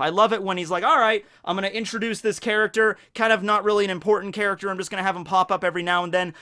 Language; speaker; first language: English; native; English